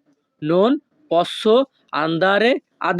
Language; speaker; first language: Italian; non-native, fluent; Bangla